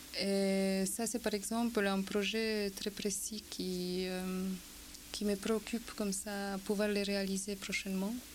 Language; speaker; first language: French; non-native, fluent; Polish